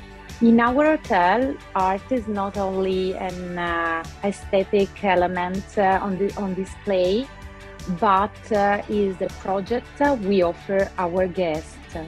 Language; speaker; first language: English; non-native, local second language; Italian